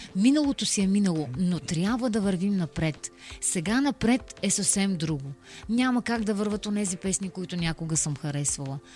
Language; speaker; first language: Bulgarian; native; Bulgarian